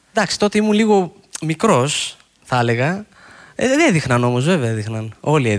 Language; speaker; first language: Greek; native; Greek